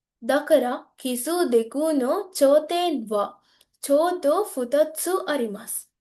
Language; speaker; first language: Japanese; non-native, learner; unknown